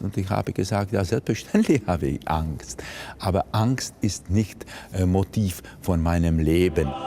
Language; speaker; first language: German; non-native, fluent; Czech